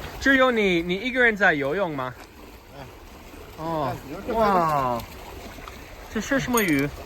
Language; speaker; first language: Chinese; non-native, learner; English